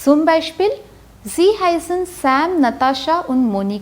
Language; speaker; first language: German; non-native, fluent; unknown